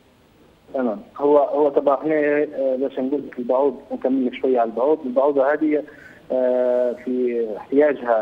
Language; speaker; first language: Arabic; native; Arabic